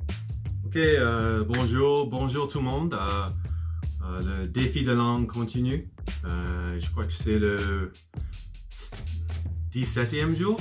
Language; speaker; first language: French; non-native, learner; English